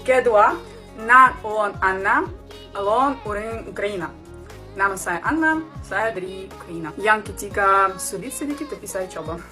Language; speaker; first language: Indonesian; non-native, learner; Ukrainian